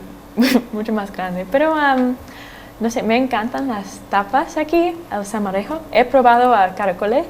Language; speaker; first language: Spanish; non-native, fluent; English